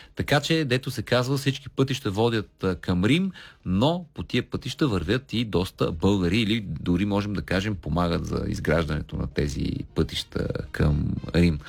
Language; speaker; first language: Bulgarian; native; Bulgarian